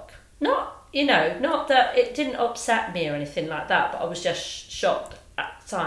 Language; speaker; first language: English; native; English